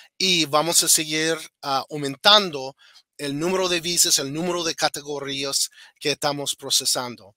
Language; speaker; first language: Spanish; non-native, fluent; English